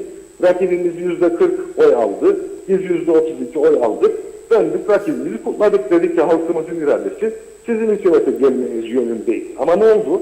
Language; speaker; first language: Turkish; native; Turkish